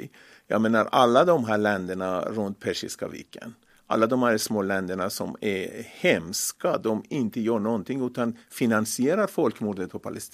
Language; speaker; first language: Swedish; non-native, fluent; Persian